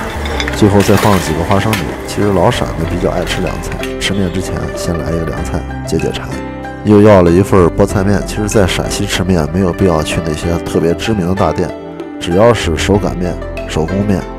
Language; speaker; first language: Chinese; native; Chinese